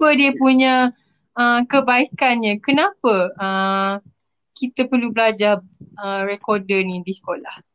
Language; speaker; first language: Malay; native; Malay